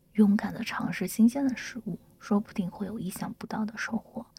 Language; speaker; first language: Chinese; native; Chinese